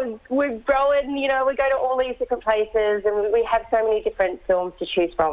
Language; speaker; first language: English; native; English